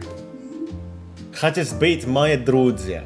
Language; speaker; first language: Russian; non-native, learner; Indonesian